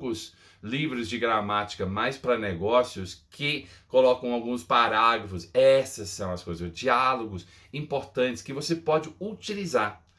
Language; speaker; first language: Portuguese; non-native, fluent; English